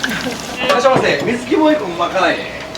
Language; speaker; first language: Japanese; native; Japanese